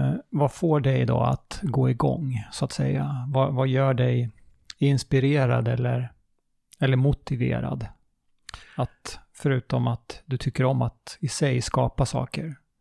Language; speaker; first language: Swedish; native; Swedish